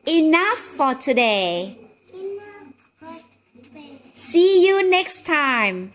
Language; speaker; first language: English; non-native, learner; Thai